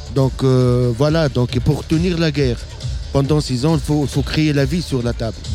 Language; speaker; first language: French; non-native, local second language; Arabic